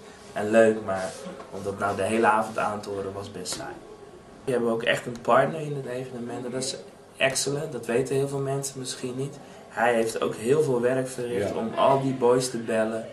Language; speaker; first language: Dutch; native; Dutch